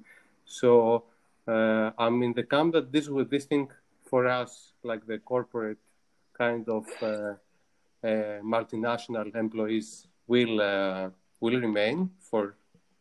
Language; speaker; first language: English; non-native, fluent; Greek